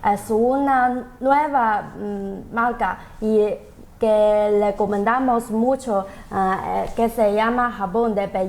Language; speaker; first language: Spanish; non-native, learner; Chinese